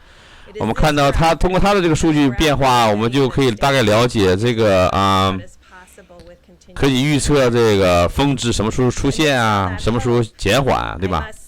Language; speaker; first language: Chinese; native; Chinese